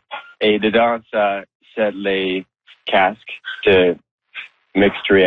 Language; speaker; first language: French; non-native, learner; English